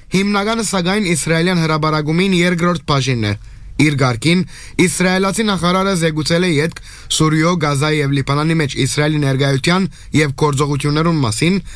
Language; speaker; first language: Armenian; native; Armenian